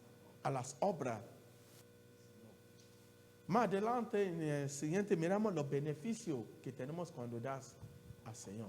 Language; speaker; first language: Spanish; non-native, learner; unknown